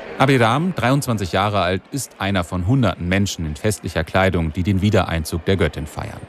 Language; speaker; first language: German; native; German